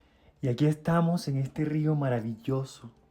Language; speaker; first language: Spanish; native; Spanish